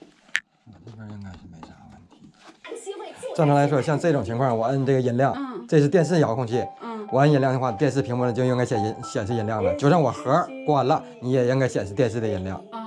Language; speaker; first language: Chinese; native; Chinese